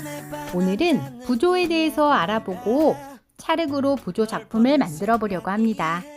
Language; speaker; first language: Korean; native; Korean